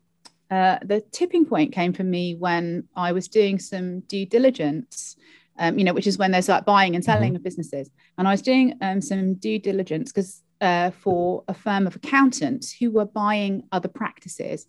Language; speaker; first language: English; native; English